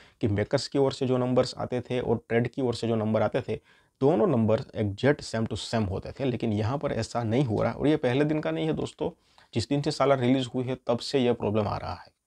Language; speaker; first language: Hindi; non-native, local second language; Gujarati